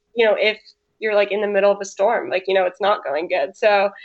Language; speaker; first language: English; native; English